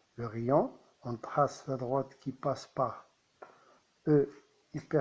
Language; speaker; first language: French; non-native, local second language; Arabic